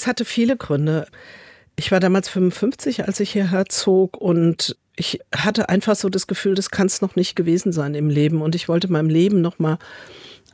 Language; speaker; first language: German; native; German